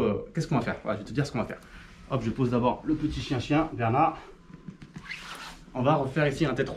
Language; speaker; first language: French; native; French